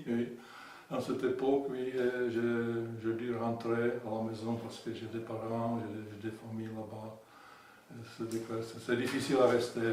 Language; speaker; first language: French; non-native, fluent; Czech